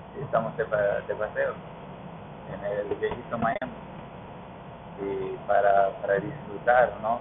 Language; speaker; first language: Spanish; non-native, learner; English